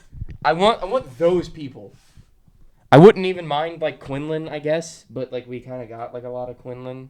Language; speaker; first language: English; native; English